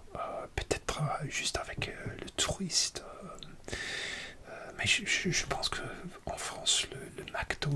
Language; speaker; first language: French; non-native, learner; English